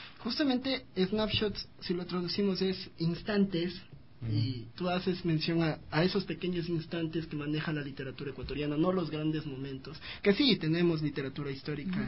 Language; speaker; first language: Spanish; native; Spanish